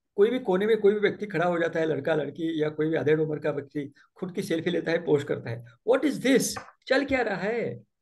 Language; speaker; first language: Hindi; non-native, local second language; Marathi